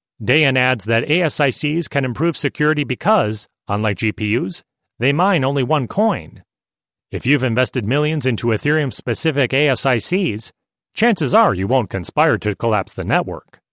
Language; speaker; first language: English; native; English